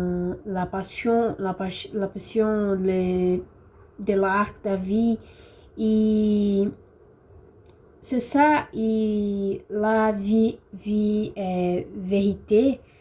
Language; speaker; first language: French; non-native, learner; Portuguese